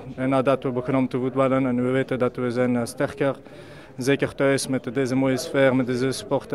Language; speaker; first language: Dutch; non-native, learner; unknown